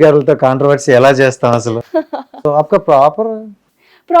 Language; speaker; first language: Telugu; native; Telugu